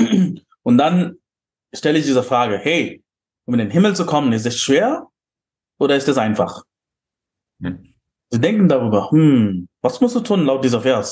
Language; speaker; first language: German; non-native, fluent; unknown